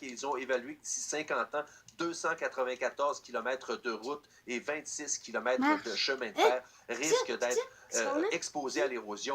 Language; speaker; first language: French; native; French